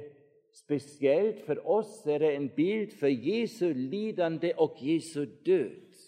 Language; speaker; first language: Swedish; non-native, fluent; German